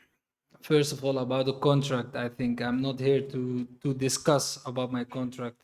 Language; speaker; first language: English; non-native, fluent; Dutch